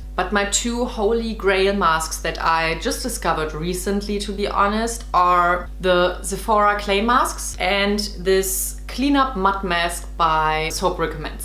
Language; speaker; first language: English; non-native, fluent; German